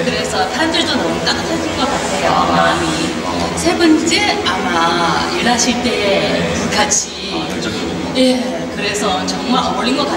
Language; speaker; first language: Korean; non-native, learner; Chinese